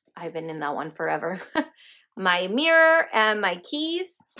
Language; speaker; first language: English; native; English